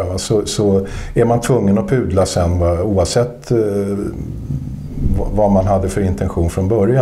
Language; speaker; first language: Swedish; native; Swedish